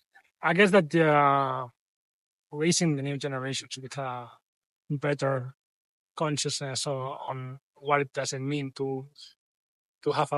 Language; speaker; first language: English; non-native, fluent; Spanish